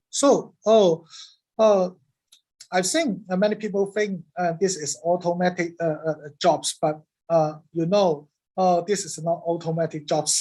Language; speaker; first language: English; non-native, learner; Cantonese